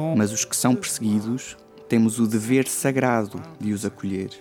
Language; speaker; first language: Portuguese; non-native, fluent; Luxembourgish